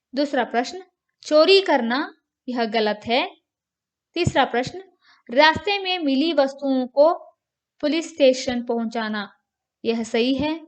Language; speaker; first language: Hindi; non-native, local second language; Kannada